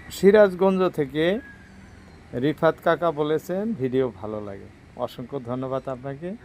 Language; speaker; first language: Bangla; native; Bangla